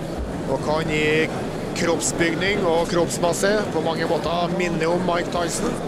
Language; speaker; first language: Norwegian; native; Norwegian